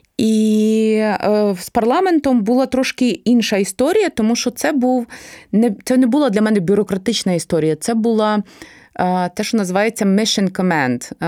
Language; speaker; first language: Ukrainian; native; Ukrainian